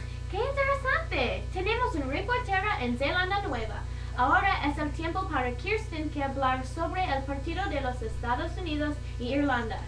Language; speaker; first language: Spanish; non-native, learner; English